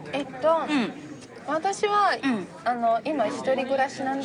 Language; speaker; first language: Japanese; non-native, fluent; Italian